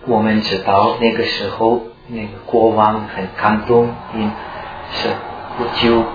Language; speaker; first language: Chinese; non-native, fluent; Czech